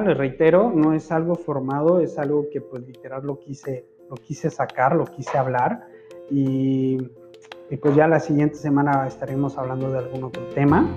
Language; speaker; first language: Spanish; native; Spanish